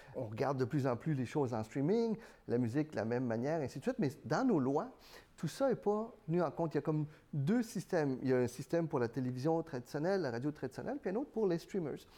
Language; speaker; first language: French; early bilingual, other home language; Spanish